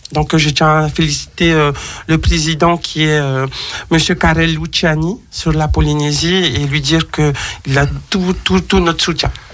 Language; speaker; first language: French; native; French